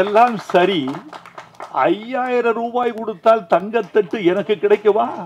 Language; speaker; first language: Tamil; native; Tamil